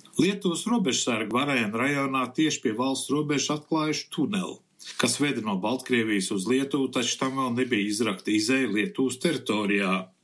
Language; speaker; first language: Latvian; early bilingual, heritage; Latvian